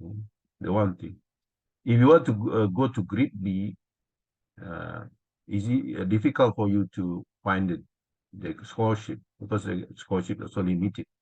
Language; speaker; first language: English; non-native, learner; Indonesian